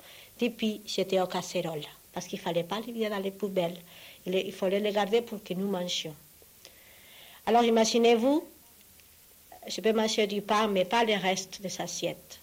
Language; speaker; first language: French; non-native, fluent; Spanish